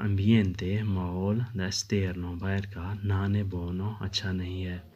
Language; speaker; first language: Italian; non-native, learner; Urdu